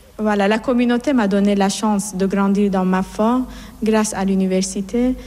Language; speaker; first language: French; non-native, fluent; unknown